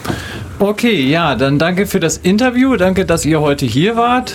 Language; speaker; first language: German; native; German